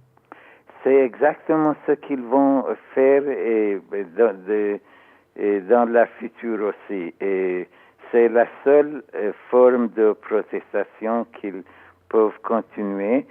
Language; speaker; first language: French; non-native, learner; Persian